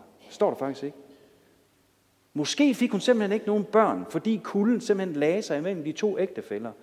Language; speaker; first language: Danish; native; Danish